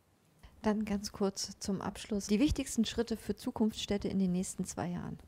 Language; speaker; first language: German; native; German